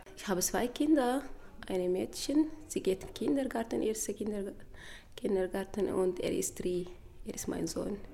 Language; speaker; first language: German; non-native, learner; Tigrinya